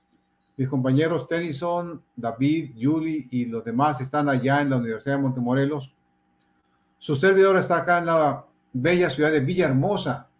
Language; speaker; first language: Spanish; native; Spanish